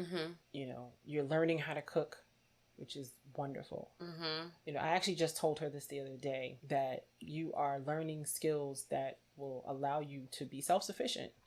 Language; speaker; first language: English; native; English